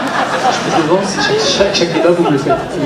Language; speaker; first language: French; native; French